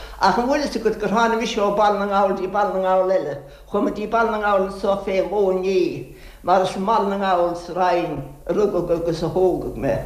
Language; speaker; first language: Irish; native; Irish